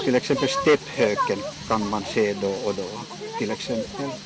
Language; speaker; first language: Swedish; non-native, local second language; Finnish